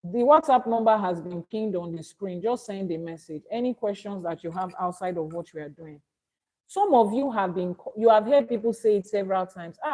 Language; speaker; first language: English; non-native, local second language; Yoruba